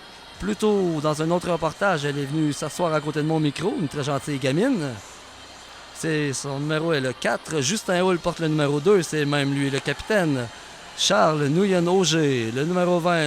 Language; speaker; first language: French; native; French